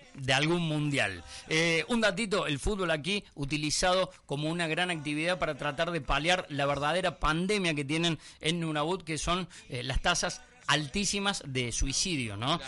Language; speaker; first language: Spanish; native; Spanish